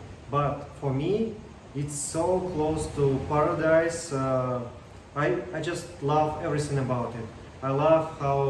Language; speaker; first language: English; non-native, learner; Russian